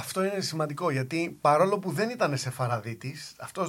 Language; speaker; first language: Greek; native; Greek